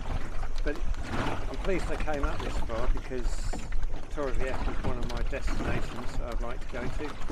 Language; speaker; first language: English; native; English